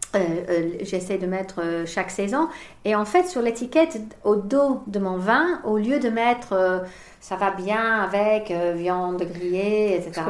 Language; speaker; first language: French; non-native, fluent; English